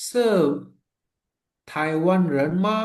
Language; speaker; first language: Chinese; non-native, learner; Indonesian